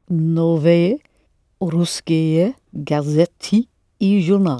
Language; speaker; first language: Russian; non-native, learner; English